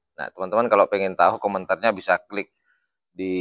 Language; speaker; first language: Indonesian; non-native, local second language; Madurese